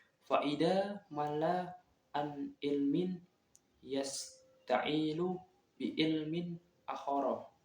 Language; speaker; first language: Arabic; non-native, learner; Indonesian